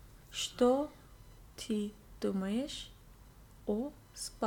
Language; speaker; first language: Russian; non-native, learner; English